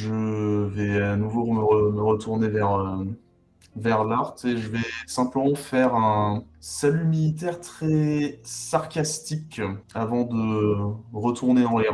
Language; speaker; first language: French; native; French